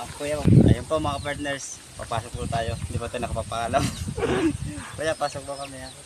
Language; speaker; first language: Filipino; non-native, local second language; Waray